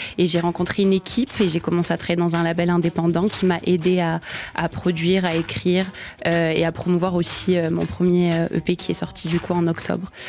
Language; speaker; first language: French; native; French